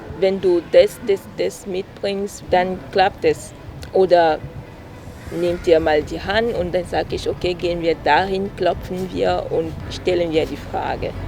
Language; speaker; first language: German; non-native, fluent; French